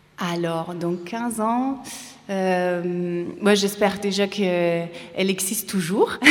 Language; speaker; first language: French; non-native, fluent; German